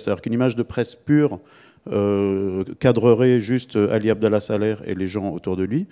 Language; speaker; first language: French; native; French